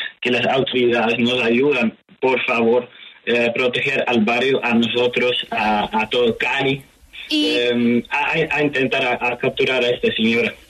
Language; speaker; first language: Spanish; non-native, fluent; Dutch